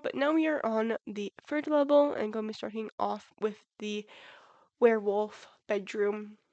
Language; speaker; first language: English; native; English